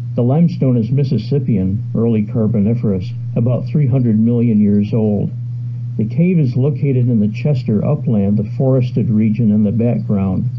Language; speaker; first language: English; native; English